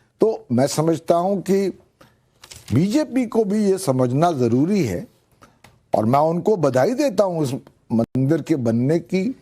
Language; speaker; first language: Hindi; native; Hindi